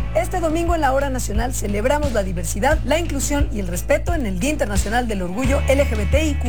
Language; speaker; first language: Spanish; native; Spanish